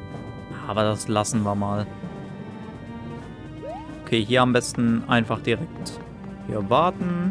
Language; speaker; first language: German; native; German